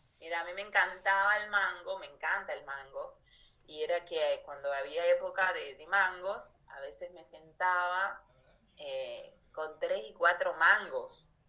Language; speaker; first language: Spanish; native; Spanish